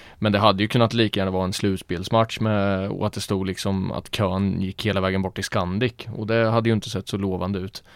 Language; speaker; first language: Swedish; native; Swedish